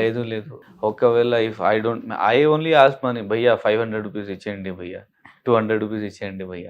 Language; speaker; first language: Telugu; non-native, learner; Hindi